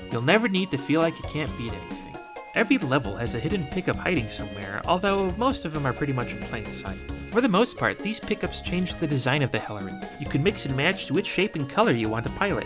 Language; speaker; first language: English; native; English